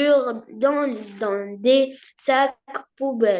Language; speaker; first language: French; non-native, learner; Arabic